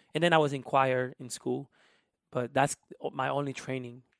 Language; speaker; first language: English; early bilingual, other home language; Spanish